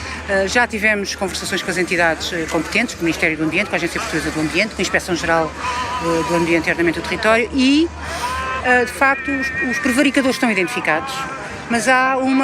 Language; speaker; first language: Portuguese; native; Portuguese